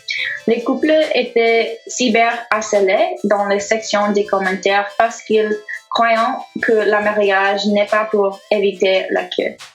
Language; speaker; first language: French; non-native, learner; English